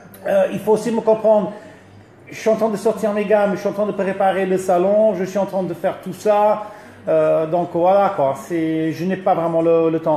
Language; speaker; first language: French; early bilingual, other home language; Italian